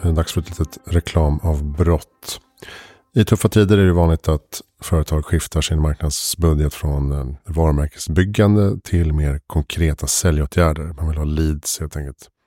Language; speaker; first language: Swedish; native; Swedish